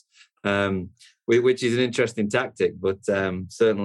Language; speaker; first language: English; native; English